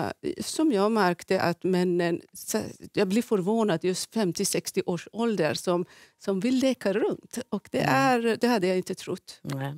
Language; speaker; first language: Swedish; non-native, fluent; Persian